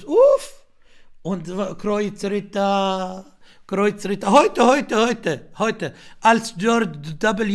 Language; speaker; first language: German; non-native, fluent; Arabic